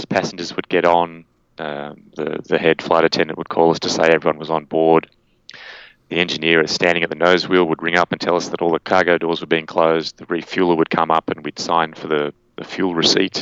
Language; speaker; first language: English; native; English